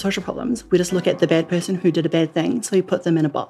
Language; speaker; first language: English; native; English